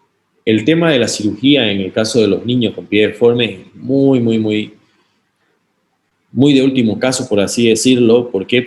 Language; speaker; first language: Spanish; native; Spanish